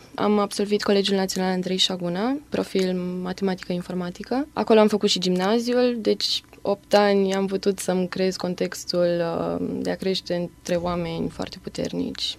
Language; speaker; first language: Romanian; native; Romanian